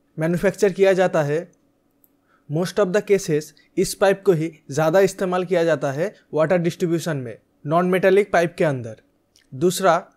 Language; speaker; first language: Hindi; native; Hindi